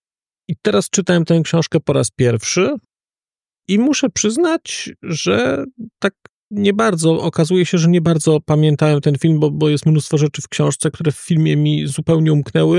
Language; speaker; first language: Polish; native; Polish